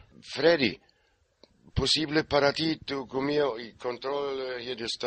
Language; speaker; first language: Spanish; non-native, learner; German